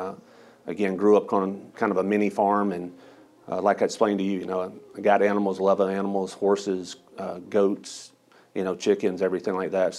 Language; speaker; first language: English; native; English